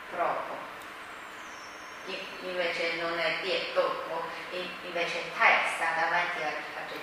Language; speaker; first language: Italian; non-native, learner; Chinese